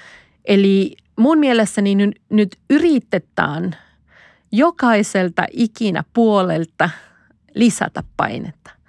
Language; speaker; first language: Finnish; non-native, fluent; Spanish